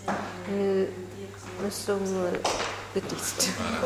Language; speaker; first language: French; non-native, learner; Japanese